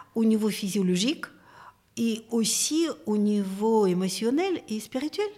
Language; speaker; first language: French; non-native, fluent; Russian